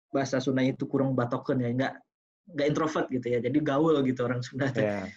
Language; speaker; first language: Indonesian; non-native, local second language; Sundanese